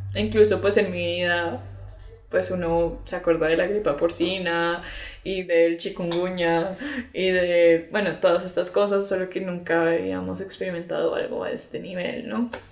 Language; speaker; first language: Spanish; early bilingual, other home language; English